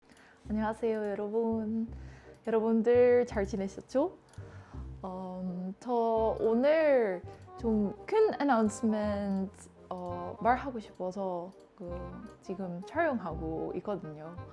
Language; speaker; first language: Korean; non-native, learner; Dutch